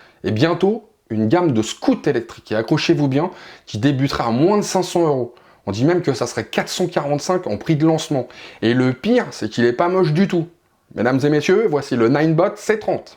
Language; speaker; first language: French; native; French